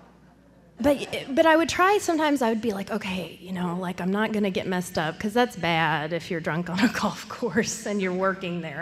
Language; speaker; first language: English; native; English